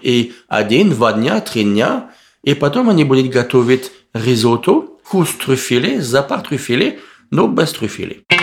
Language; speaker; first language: Russian; non-native, learner; French